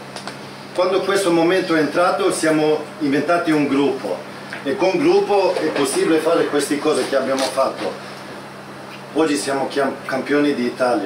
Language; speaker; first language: Italian; non-native, fluent; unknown